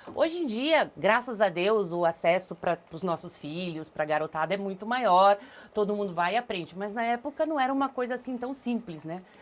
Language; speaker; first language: Portuguese; native; Portuguese